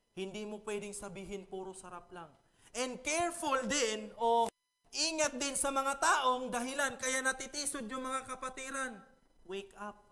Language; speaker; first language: Filipino; non-native, local second language; Cebuano